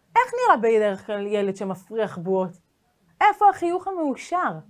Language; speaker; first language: Hebrew; native; Hebrew